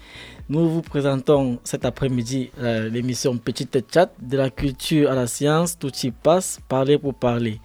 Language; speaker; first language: French; non-native, fluent; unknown